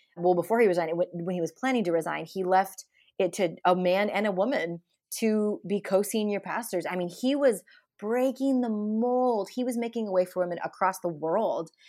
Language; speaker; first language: English; early bilingual, other home language; Hindi